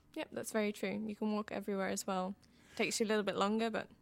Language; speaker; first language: English; native; English